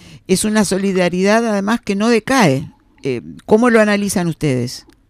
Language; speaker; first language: Spanish; native; Spanish